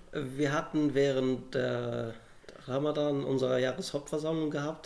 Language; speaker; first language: German; non-native, fluent; Arabic